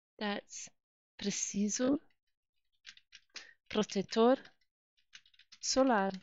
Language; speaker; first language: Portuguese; non-native, fluent; English